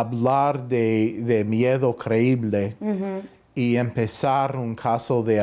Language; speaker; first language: Spanish; non-native, fluent; English